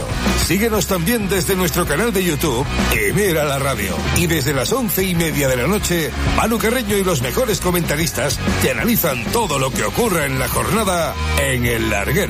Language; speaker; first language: Spanish; native; Spanish